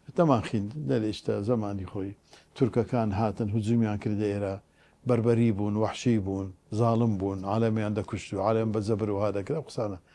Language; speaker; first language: Central Kurdish; non-native, local second language; Turkish